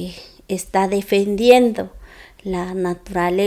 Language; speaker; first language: Spanish; non-native, local second language; Zapotec